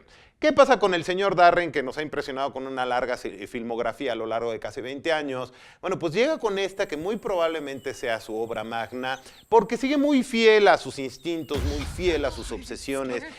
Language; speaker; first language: Spanish; native; Spanish